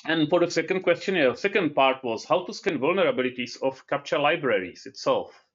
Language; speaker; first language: English; non-native, fluent; Czech